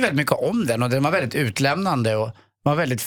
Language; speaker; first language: Swedish; native; Swedish